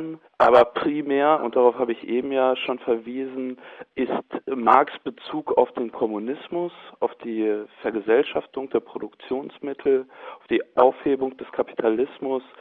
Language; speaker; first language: German; native; German